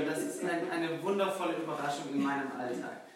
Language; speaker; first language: German; native; German